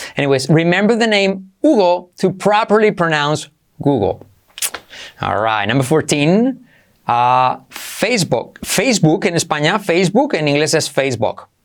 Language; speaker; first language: Spanish; native; Spanish